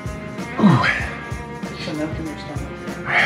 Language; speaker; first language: English; native; English